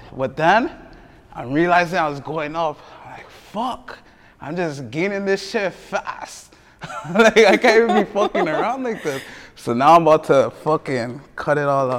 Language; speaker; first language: English; early bilingual, other home language; French